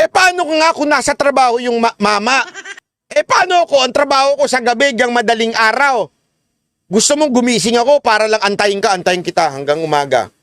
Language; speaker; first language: Filipino; native; Filipino